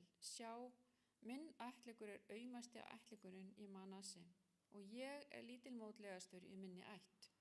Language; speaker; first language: Icelandic; non-native, fluent; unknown